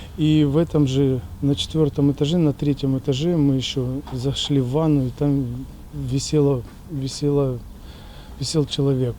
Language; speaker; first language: Russian; native; Russian